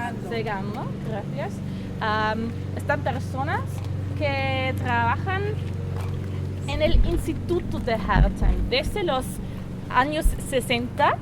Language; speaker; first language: Spanish; non-native, learner; German